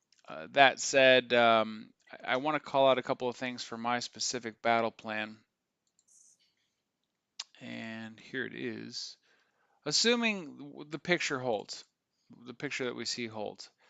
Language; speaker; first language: English; native; English